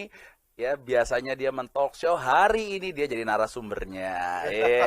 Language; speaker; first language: Indonesian; native; Indonesian